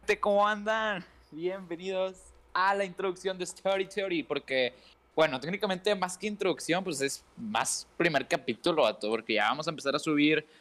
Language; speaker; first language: Spanish; native; Spanish